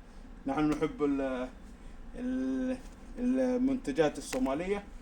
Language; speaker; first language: Arabic; non-native, local second language; Somali